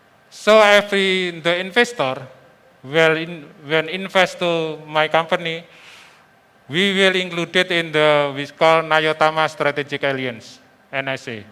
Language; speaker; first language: English; non-native, fluent; Indonesian